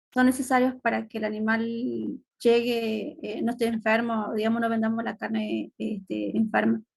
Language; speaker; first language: Spanish; native; Spanish